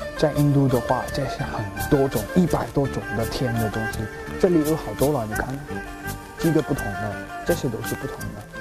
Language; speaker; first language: Chinese; non-native, fluent; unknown